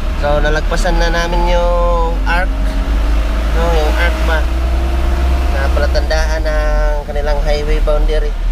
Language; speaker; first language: Filipino; non-native, local second language; Cebuano